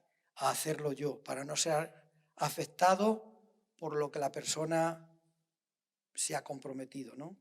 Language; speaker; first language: Spanish; native; Spanish